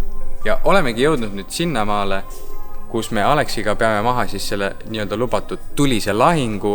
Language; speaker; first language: Estonian; native; Estonian